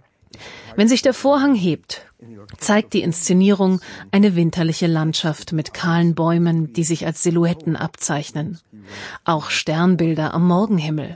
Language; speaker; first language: German; native; German